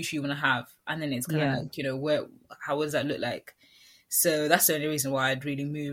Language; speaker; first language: English; native; English